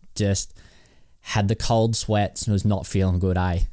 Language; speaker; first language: English; native; English